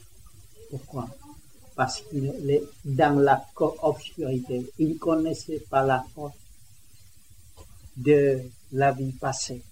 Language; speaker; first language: French; non-native, learner; Vietnamese